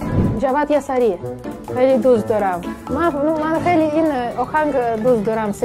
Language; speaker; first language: Persian; non-native, fluent; Russian